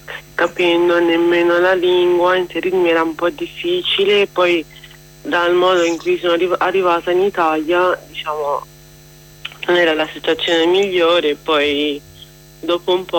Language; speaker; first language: Italian; non-native, fluent; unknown